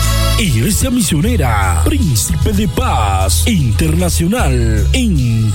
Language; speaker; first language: Spanish; native; Spanish